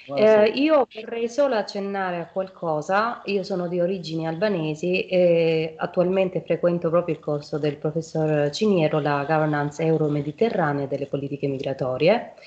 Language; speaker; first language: Italian; non-native, fluent; Albanian